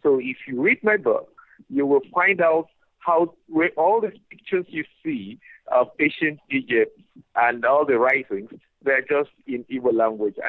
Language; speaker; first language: English; non-native, local second language; Igbo